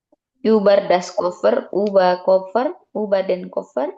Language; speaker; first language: German; non-native, learner; Indonesian